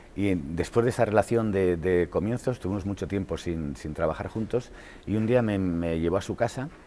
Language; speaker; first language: Spanish; native; Spanish